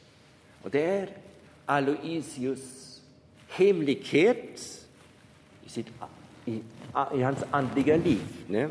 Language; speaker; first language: Swedish; non-native, fluent; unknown